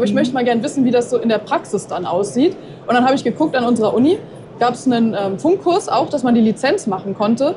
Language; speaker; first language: German; native; German